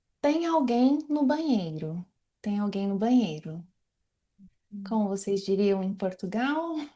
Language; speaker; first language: Portuguese; native; Portuguese